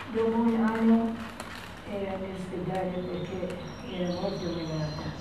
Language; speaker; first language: Italian; non-native, learner; Albanian